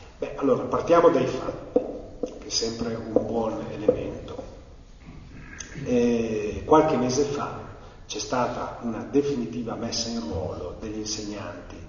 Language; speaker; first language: Italian; native; Italian